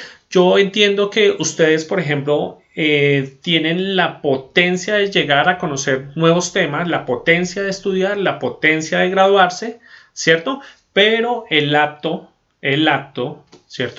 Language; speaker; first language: Spanish; native; Spanish